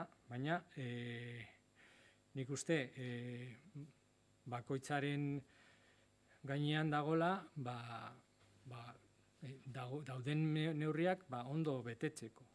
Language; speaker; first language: Basque; non-native, local second language; Spanish